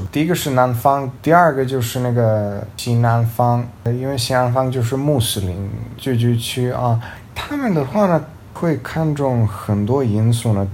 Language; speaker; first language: Chinese; non-native, fluent; Serbian